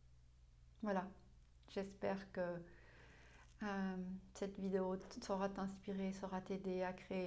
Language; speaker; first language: French; non-native, fluent; German